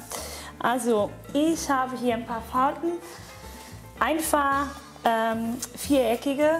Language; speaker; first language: German; non-native, fluent; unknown